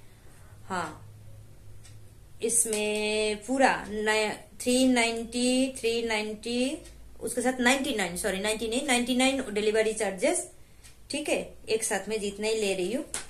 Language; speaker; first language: Hindi; non-native, local second language; Bangla